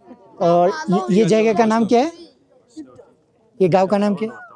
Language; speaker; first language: Hindi; non-native, local second language; Bangla